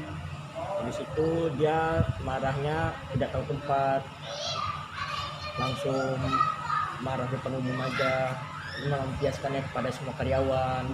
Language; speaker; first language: Indonesian; native; Indonesian